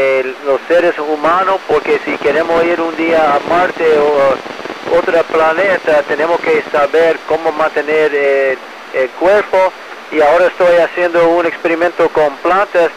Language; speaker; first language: Spanish; early bilingual, heritage; English